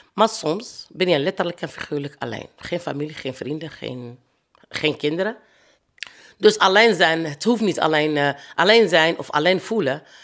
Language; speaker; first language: Dutch; non-native, fluent; Arabic